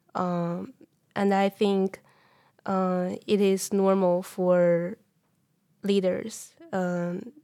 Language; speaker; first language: English; non-native, fluent; Chinese